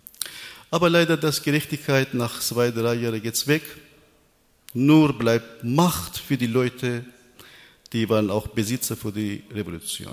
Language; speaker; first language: German; non-native, learner; Persian